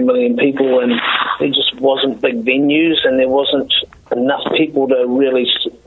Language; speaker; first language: English; native; English